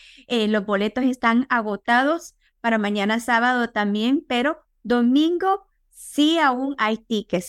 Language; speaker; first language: Spanish; native; Spanish